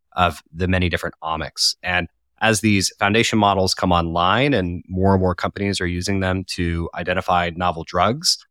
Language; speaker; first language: English; native; English